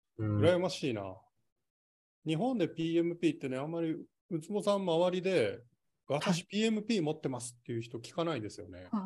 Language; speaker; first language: Japanese; native; Japanese